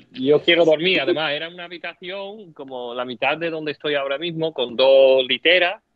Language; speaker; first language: Spanish; non-native, fluent; English